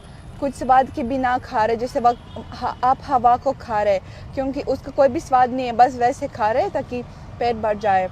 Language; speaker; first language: Hindi; non-native, learner; Russian